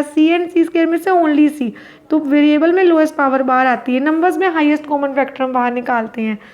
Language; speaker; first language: Hindi; native; Hindi